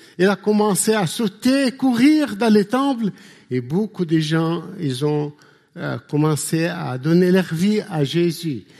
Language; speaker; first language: French; non-native, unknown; Arabic